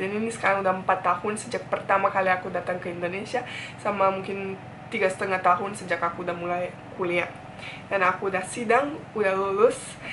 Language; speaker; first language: Indonesian; non-native, fluent; Bosnian